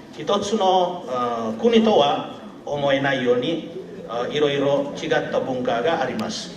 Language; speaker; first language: Japanese; non-native, learner; Indonesian